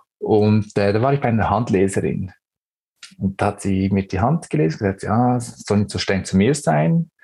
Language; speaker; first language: German; early bilingual, other home language; Greek